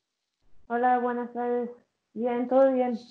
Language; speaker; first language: Spanish; early bilingual, heritage; English